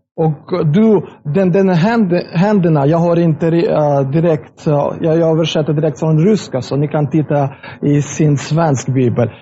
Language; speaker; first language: Swedish; non-native, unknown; Russian